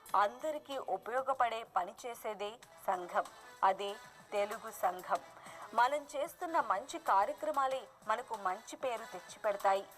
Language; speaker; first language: Telugu; early bilingual, heritage; Telugu